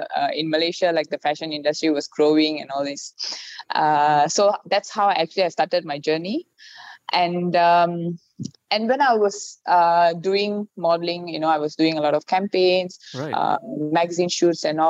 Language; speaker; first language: English; non-native, local second language; Tamil